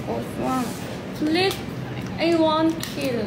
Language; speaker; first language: English; non-native, learner; Thai